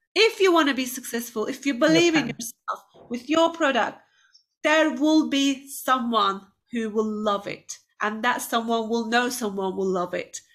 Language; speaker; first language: English; non-native, fluent; Turkish